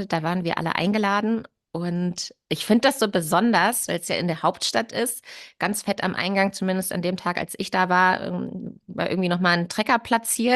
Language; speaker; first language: German; native; German